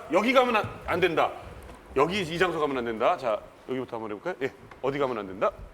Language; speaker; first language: Korean; native; Korean